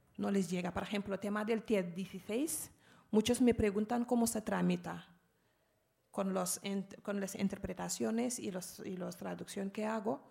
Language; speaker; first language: Spanish; non-native, fluent; Arabic